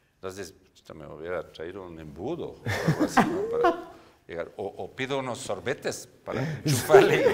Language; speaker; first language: Spanish; non-native, fluent; German